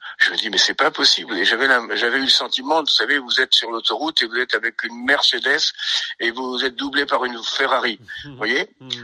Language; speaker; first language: French; native; French